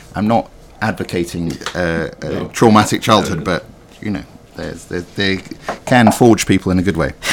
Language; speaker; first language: English; native; English